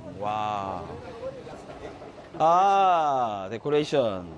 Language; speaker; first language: English; non-native, learner; Korean